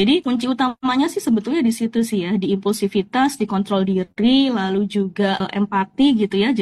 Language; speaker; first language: Indonesian; native; Indonesian